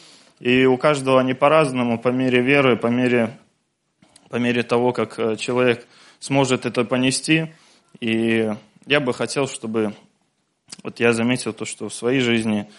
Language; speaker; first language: Russian; native; Russian